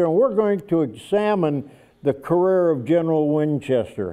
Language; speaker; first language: English; native; English